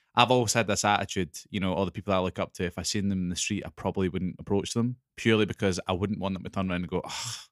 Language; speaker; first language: English; native; English